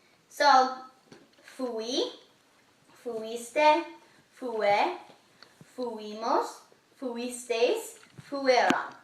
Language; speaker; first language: Spanish; non-native, learner; English